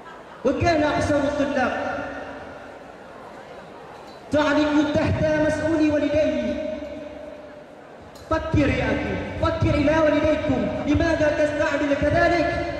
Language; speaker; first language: Arabic; non-native, learner; Indonesian